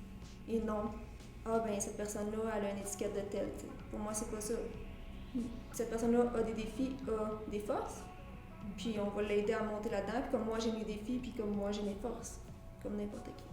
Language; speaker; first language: French; native; French